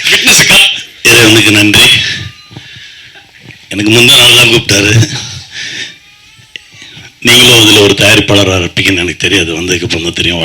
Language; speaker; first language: Tamil; native; Tamil